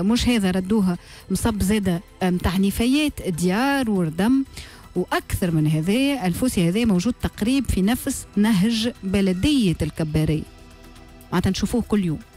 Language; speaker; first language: Arabic; native; Arabic